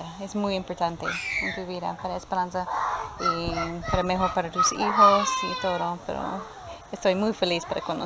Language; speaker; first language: Spanish; non-native, learner; English